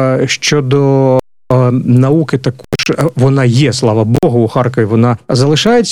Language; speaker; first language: Ukrainian; native; Ukrainian